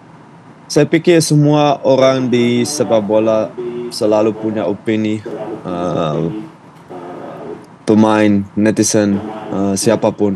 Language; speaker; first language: Indonesian; non-native, fluent; Dutch